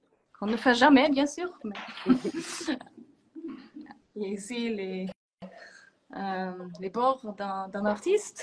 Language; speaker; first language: French; non-native, fluent; German